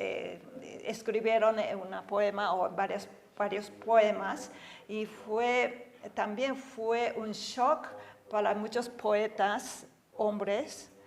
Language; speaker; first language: Spanish; non-native, fluent; Japanese